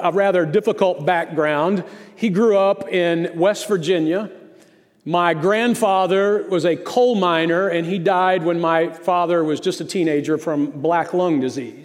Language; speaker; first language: English; native; English